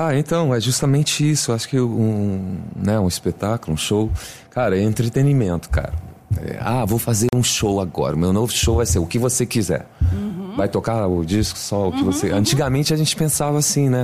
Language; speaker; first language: Portuguese; native; Portuguese